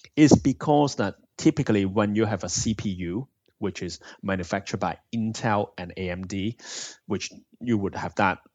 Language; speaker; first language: English; non-native, local second language; Cantonese